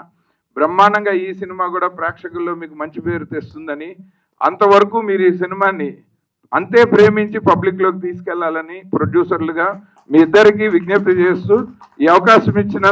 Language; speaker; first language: Telugu; native; Telugu